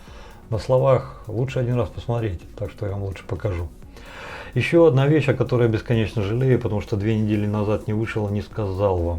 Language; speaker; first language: Russian; native; Russian